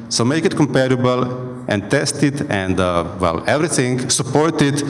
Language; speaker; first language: English; non-native, fluent; Slovenian